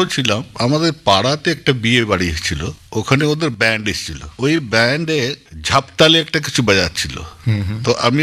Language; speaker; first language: Bangla; non-native, local second language; Punjabi